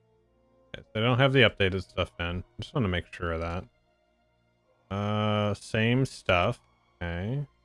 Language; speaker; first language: English; native; English